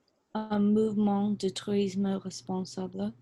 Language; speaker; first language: French; non-native, learner; English